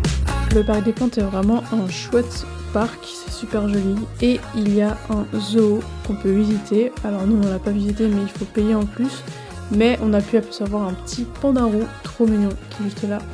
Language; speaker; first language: French; native; French